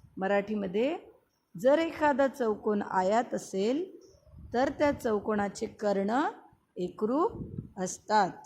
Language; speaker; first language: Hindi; non-native, local second language; Marathi